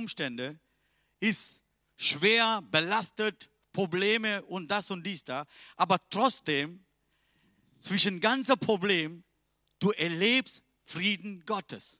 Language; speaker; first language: German; non-native, learner; Tamil